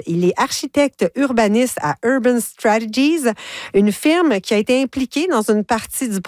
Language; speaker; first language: French; native; French